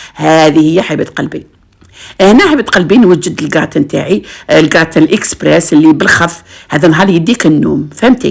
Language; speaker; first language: Arabic; native; Arabic